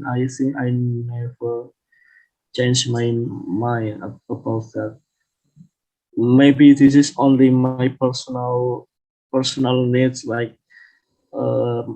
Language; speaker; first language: English; non-native, learner; Indonesian